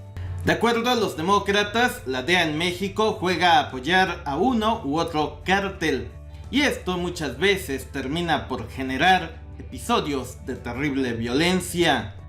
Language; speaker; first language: Spanish; native; Spanish